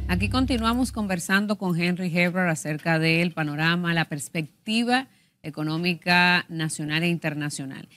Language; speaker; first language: Spanish; native; Spanish